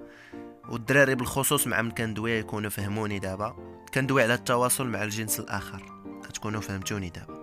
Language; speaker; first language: Arabic; native; Arabic